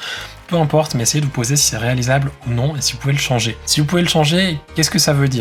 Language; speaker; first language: French; native; French